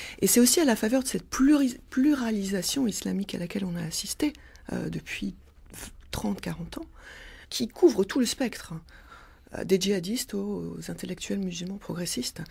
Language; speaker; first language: French; native; French